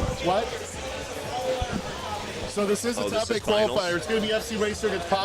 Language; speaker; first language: English; native; English